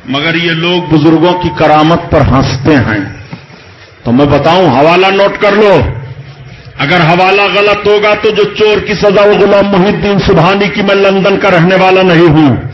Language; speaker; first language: Urdu; native; Urdu